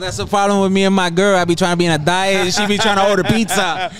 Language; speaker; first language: English; early bilingual, other home language; Spanish